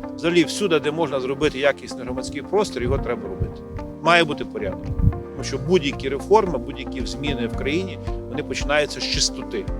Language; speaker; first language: Ukrainian; native; Ukrainian